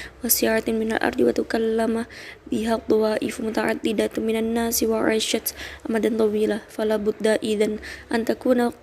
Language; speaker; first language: Arabic; non-native, learner; Indonesian